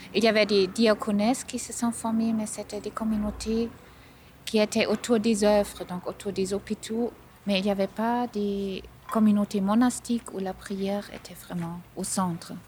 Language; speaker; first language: French; non-native, fluent; German